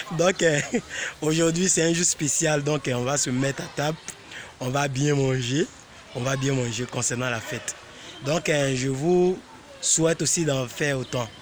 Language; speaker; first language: French; non-native, local second language; Lingala